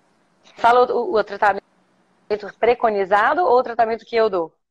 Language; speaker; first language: Portuguese; native; Portuguese